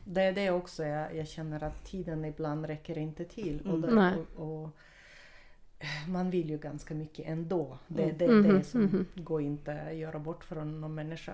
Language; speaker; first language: Swedish; non-native, fluent; Russian